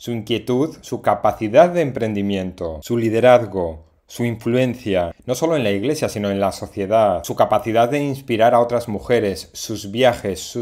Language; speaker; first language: Spanish; native; Spanish